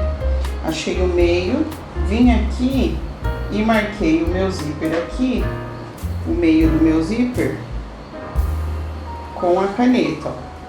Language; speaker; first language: Portuguese; native; Portuguese